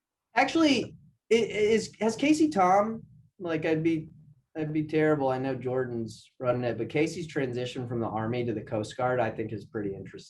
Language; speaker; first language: English; native; English